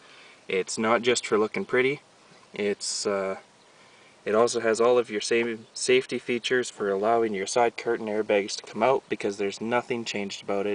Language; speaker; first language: English; native; English